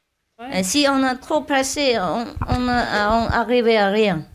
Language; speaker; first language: French; non-native, learner; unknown